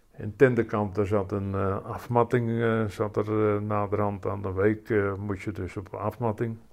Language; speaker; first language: Dutch; native; Dutch